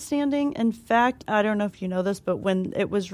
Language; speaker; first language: English; native; English